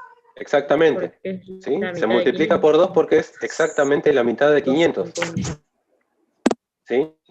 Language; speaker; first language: Spanish; native; Spanish